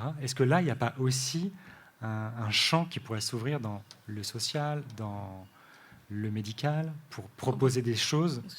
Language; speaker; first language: French; native; French